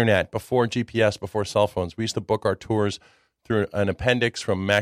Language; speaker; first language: English; early bilingual, other home language; Czech